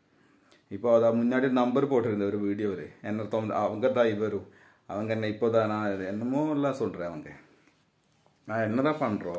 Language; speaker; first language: Tamil; non-native, learner; Malayalam